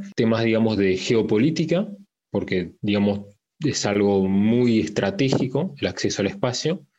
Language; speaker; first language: Spanish; early bilingual, heritage; French